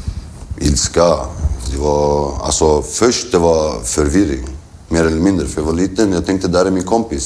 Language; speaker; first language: Swedish; early bilingual, other home language; Kurdish